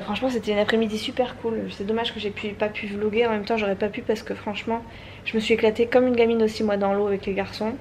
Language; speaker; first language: French; native; French